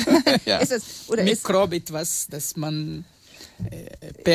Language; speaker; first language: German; non-native, learner; Portuguese